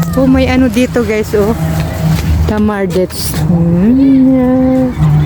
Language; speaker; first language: Filipino; non-native, local second language; Cebuano